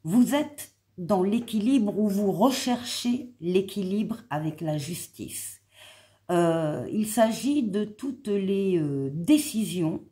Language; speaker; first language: French; native; French